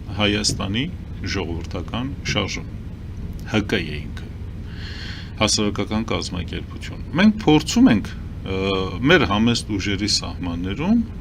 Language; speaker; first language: Armenian; early bilingual, heritage; Armenian